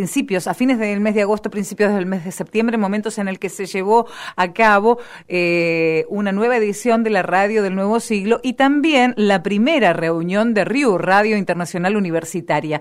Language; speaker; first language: Spanish; native; Spanish